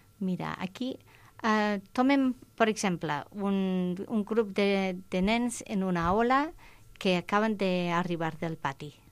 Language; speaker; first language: Catalan; non-native, fluent; English